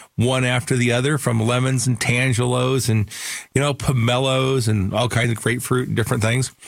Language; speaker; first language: English; native; English